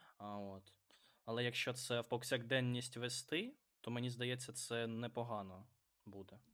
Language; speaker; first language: Ukrainian; non-native, local second language; Russian